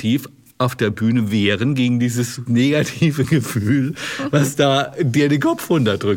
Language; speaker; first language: German; native; German